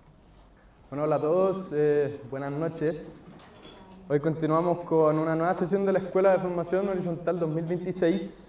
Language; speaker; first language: Spanish; native; Spanish